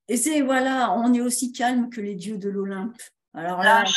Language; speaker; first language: French; native; French